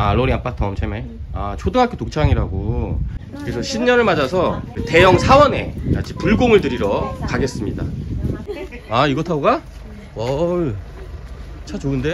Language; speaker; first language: Korean; native; Korean